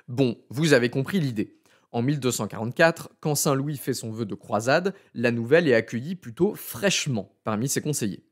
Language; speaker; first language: French; native; French